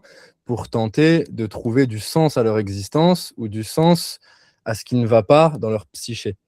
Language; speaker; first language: French; native; French